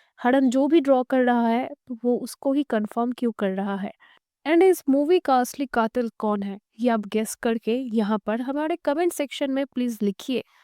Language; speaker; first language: Hindi; non-native, local second language; Bangla